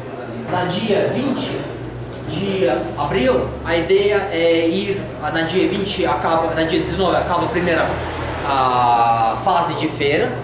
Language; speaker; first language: Portuguese; non-native, learner; Russian